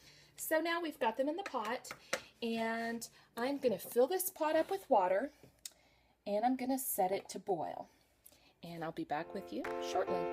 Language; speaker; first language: English; native; English